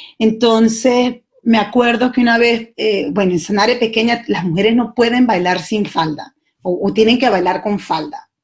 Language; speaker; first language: Spanish; native; Spanish